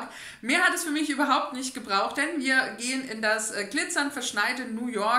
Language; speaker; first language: German; native; German